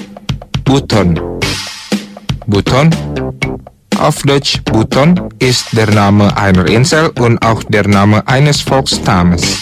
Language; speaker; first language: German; non-native, fluent; Indonesian